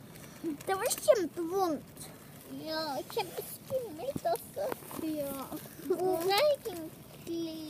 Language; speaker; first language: Norwegian; native; Norwegian